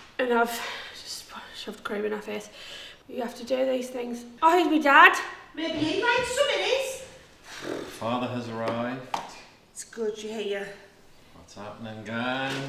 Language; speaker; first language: English; native; English